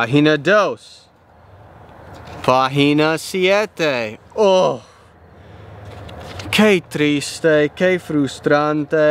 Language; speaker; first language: Spanish; non-native, learner; English